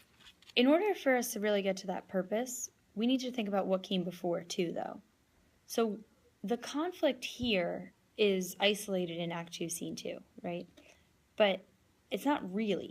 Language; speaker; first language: English; native; English